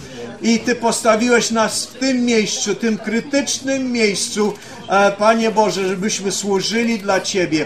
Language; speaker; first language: Polish; early bilingual, heritage; Polish